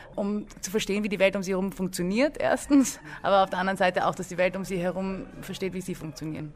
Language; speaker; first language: German; early bilingual, other home language; English